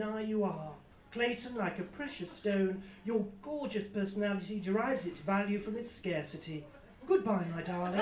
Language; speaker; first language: English; native; English